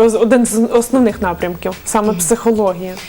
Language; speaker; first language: Ukrainian; native; Ukrainian